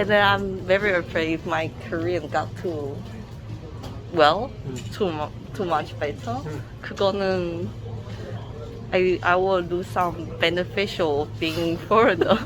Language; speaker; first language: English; non-native, learner; Chinese